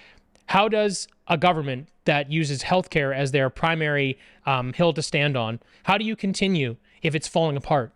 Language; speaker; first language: English; native; English